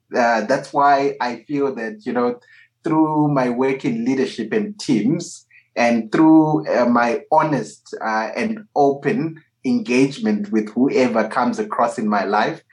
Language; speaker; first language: English; non-native, local second language; Shona